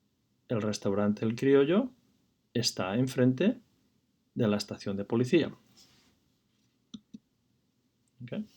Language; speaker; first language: Spanish; non-native, fluent; English